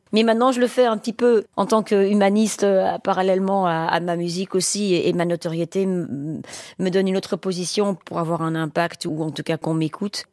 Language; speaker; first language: French; non-native, local second language; Dutch